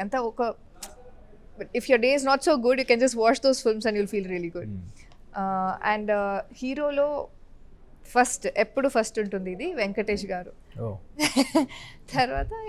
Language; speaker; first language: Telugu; non-native, local second language; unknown